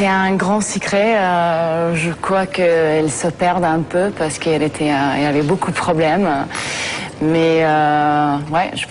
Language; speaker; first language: French; non-native, fluent; English